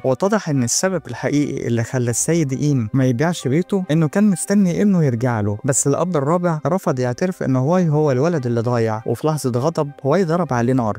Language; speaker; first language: Arabic; native; Arabic